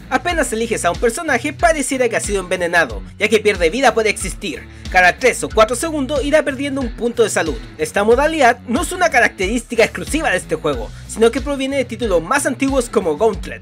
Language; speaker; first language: Spanish; native; Spanish